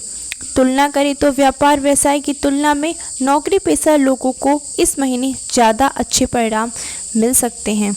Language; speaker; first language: Hindi; native; Hindi